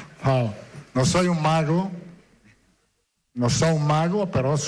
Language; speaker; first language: Portuguese; non-native, fluent; Italian